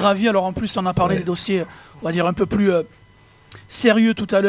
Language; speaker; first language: French; native; French